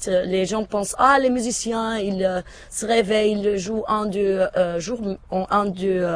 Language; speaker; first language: French; non-native, fluent; Portuguese